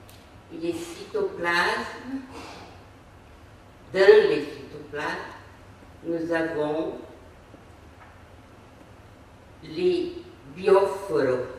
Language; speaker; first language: French; non-native, fluent; Portuguese